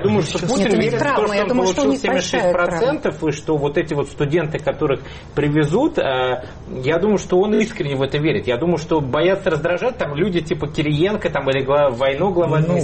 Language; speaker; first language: Russian; native; Russian